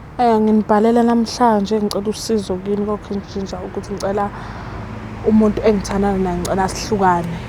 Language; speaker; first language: Zulu; native; Zulu